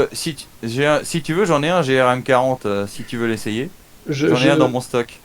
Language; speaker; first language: French; native; French